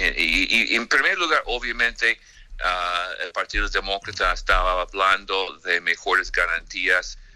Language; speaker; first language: Spanish; non-native, fluent; English